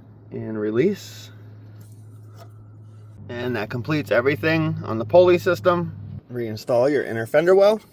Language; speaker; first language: English; native; English